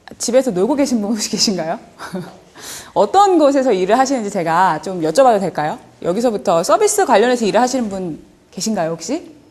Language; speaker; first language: Korean; early bilingual, heritage; Korean